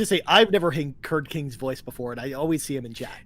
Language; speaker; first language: English; native; English